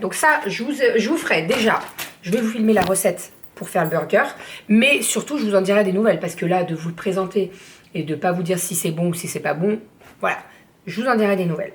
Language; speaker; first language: French; native; French